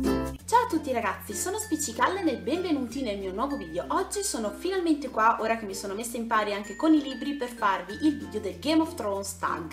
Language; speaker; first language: Italian; native; Italian